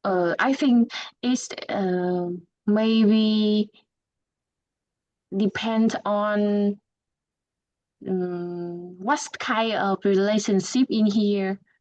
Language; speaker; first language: English; non-native, learner; Vietnamese